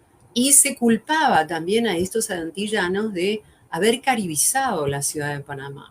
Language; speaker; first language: Spanish; native; Spanish